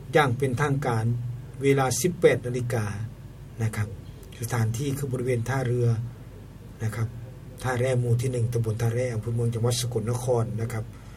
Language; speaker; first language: Thai; native; Thai